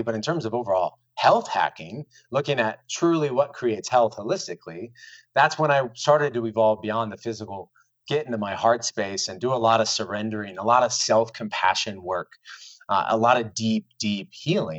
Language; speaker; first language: English; native; English